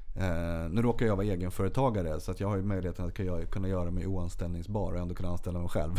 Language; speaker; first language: Swedish; native; Swedish